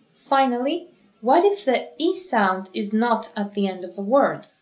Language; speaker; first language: English; non-native, fluent; Greek